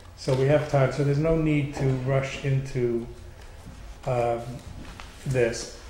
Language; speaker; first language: English; native; English